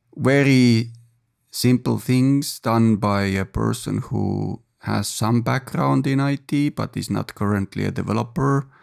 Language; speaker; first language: English; non-native, fluent; Estonian